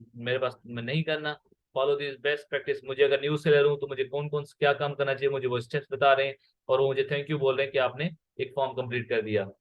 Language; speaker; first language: Urdu; non-native, local second language; Sindhi